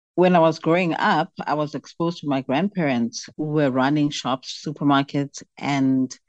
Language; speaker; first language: English; non-native, local second language; Xhosa